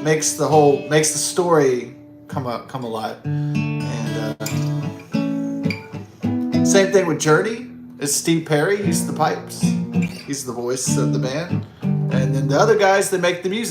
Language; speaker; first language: English; native; English